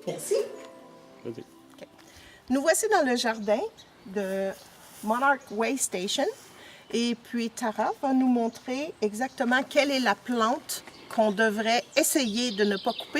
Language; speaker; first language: French; native; French